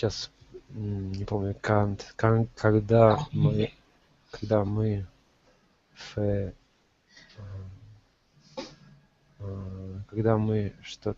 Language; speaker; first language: Russian; native; Russian